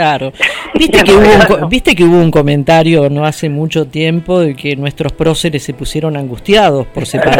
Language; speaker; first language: Spanish; native; Spanish